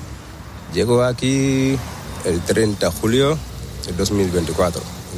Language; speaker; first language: Spanish; non-native, learner; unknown